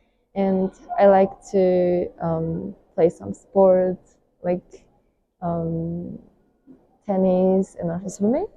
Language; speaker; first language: English; non-native, fluent; Japanese